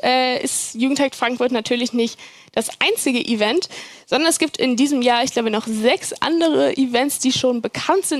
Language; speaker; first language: German; native; German